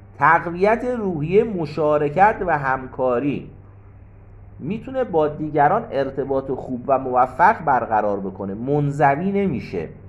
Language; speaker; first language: Persian; non-native, local second language; Azerbaijani